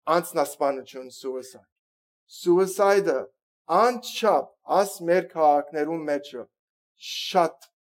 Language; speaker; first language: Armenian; early bilingual, heritage; Armenian